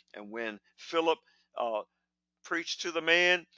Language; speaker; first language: English; native; English